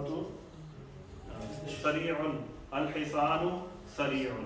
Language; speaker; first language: Arabic; non-native, fluent; Urdu